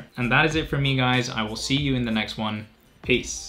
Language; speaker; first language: English; native; English